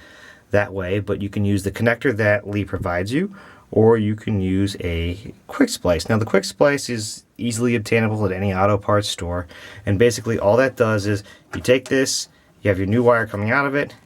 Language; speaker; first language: English; native; English